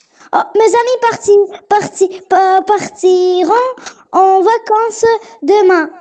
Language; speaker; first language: French; non-native, learner; Arabic